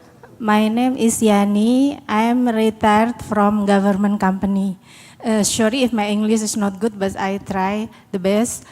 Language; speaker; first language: English; non-native, learner; Indonesian